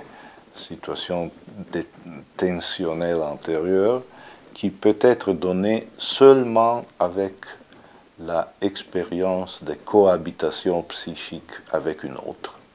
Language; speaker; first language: French; non-native, fluent; Italian